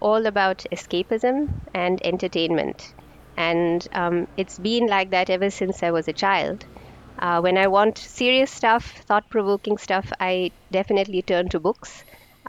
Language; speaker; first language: English; non-native, local second language; Marathi